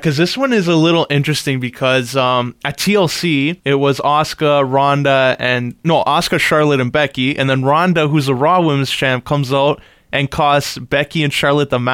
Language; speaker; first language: English; native; English